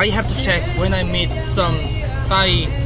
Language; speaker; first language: English; non-native, learner; Korean